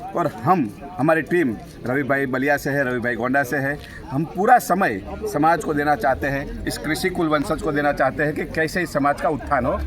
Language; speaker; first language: Hindi; non-native, local second language; Gujarati